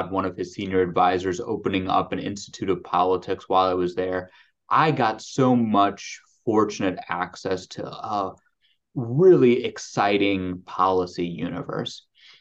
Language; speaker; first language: English; native; English